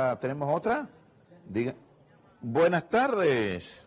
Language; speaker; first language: Spanish; native; Spanish